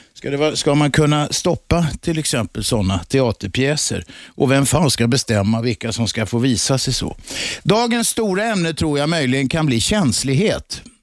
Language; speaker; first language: Swedish; native; Swedish